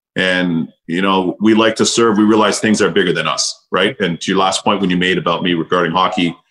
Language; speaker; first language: English; native; English